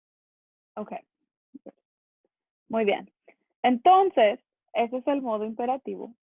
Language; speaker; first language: Spanish; non-native, fluent; English